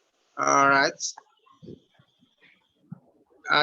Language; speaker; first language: English; non-native, learner; Indonesian